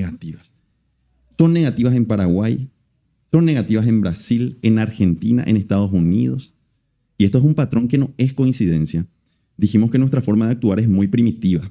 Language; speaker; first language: Spanish; native; Spanish